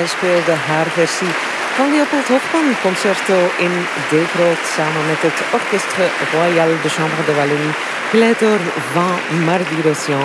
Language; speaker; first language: Dutch; native; Dutch